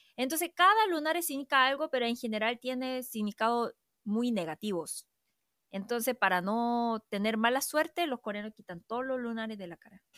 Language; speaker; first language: Spanish; non-native, fluent; Korean